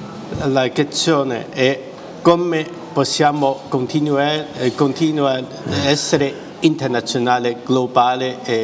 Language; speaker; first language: Italian; non-native, fluent; Chinese